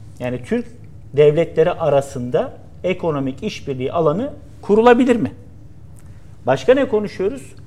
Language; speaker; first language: Turkish; native; Turkish